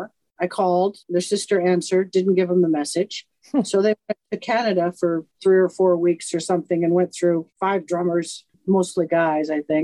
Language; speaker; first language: English; native; English